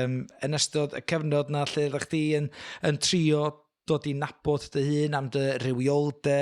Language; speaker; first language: Welsh; native; Welsh